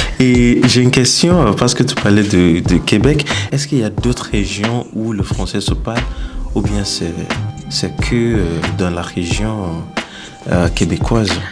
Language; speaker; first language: French; non-native, fluent; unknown